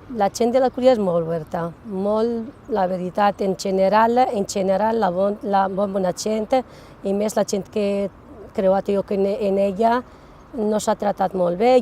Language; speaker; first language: Catalan; non-native, fluent; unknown